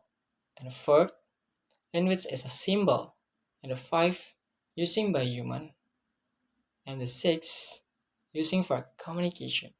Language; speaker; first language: English; non-native, learner; Indonesian